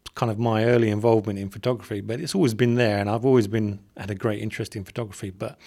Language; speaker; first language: English; native; English